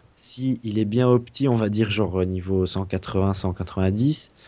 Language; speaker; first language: French; native; French